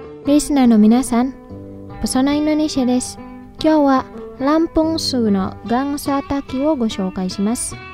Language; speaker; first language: Japanese; non-native, fluent; Indonesian